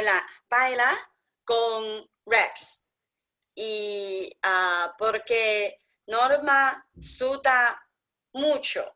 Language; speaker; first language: Spanish; non-native, learner; Chinese